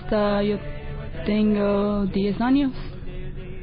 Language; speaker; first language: Spanish; non-native, learner; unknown